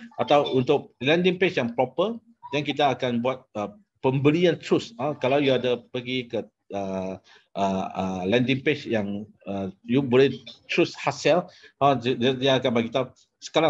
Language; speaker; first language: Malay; non-native, local second language; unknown